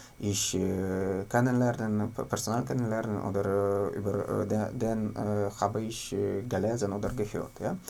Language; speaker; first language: German; non-native, learner; Ukrainian